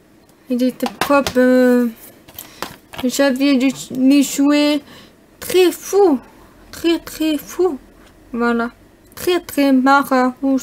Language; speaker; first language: French; non-native, learner; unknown